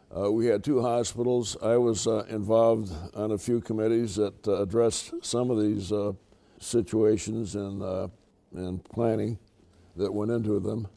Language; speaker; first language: English; native; English